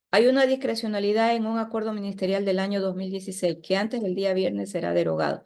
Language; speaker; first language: Spanish; native; Spanish